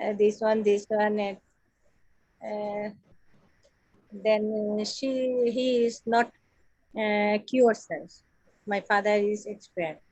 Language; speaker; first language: English; non-native, learner; Assamese